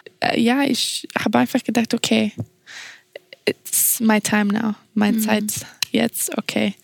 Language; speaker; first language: German; non-native, fluent; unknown